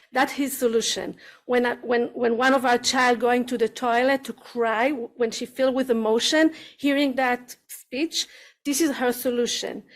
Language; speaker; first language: English; non-native, learner; Hebrew